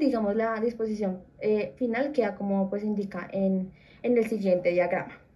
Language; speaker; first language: Spanish; native; Spanish